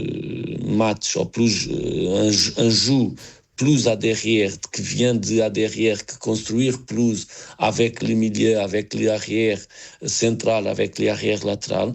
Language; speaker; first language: French; non-native, learner; Portuguese